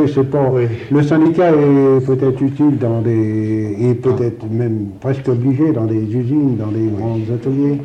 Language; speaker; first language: French; native; French